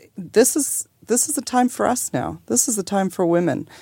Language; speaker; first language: English; native; English